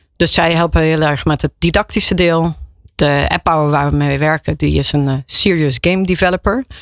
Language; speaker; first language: Dutch; native; Dutch